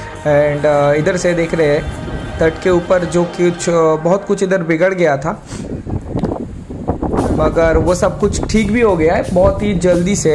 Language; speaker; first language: Hindi; non-native, local second language; Bangla